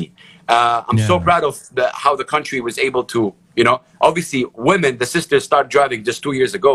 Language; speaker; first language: English; non-native, fluent; Arabic